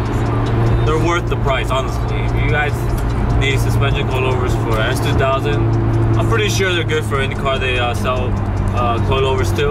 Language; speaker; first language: English; native; English